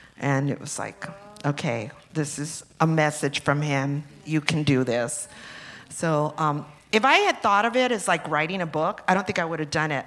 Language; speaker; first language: English; early bilingual, other home language; Spanish